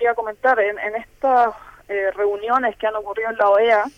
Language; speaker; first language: Spanish; native; Spanish